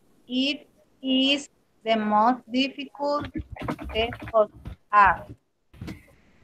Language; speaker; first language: English; non-native, learner; Spanish